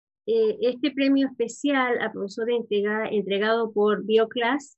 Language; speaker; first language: Spanish; native; Spanish